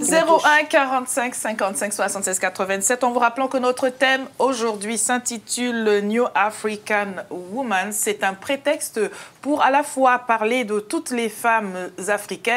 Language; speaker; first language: French; native; French